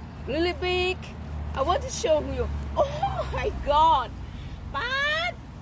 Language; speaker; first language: English; non-native, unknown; Thai